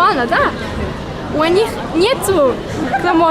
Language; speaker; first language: Russian; early bilingual, heritage; German